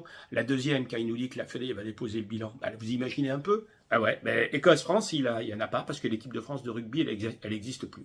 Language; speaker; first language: French; native; French